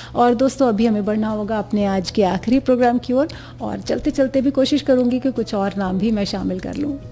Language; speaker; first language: Hindi; native; Hindi